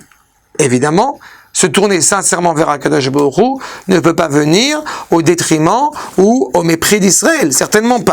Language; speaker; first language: French; native; French